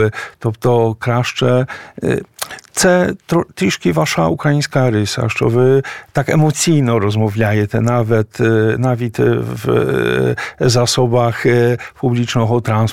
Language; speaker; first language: Ukrainian; non-native, fluent; Polish